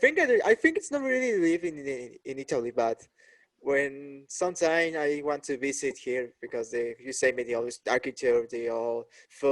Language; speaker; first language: English; non-native, learner; Spanish